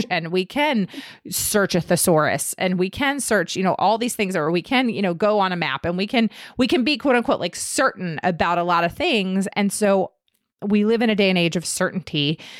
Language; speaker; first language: English; native; English